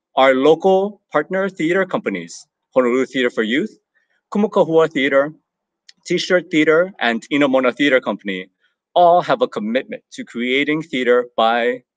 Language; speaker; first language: English; native; English